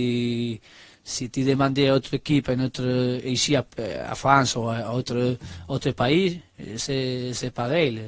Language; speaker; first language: French; non-native, learner; Spanish